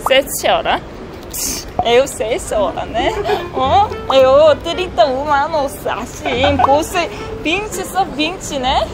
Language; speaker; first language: Portuguese; non-native, learner; Korean